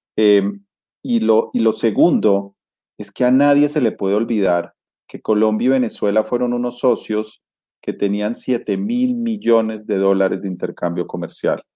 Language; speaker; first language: Spanish; native; Spanish